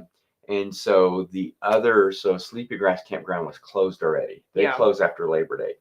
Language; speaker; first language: English; native; English